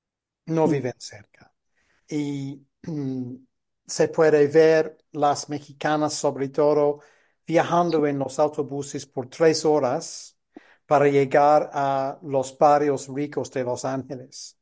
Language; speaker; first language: Spanish; non-native, fluent; English